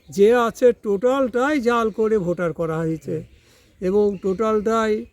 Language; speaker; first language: Bangla; native; Bangla